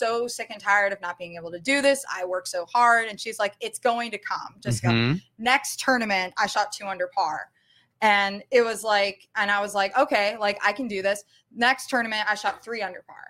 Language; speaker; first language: English; native; English